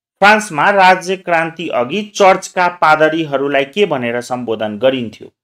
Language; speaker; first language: Nepali; non-native, local second language; Maithili